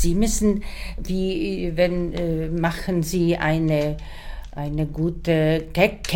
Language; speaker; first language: German; non-native, learner; Czech